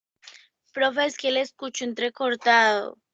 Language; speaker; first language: Spanish; native; Spanish